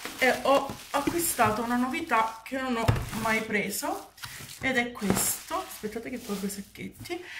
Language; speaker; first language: Italian; native; Italian